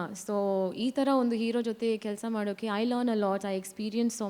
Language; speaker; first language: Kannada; non-native, learner; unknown